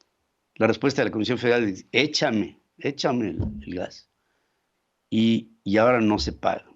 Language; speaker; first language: Spanish; native; Spanish